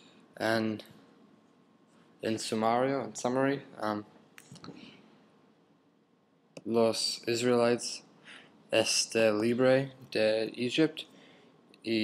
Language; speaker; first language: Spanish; non-native, learner; English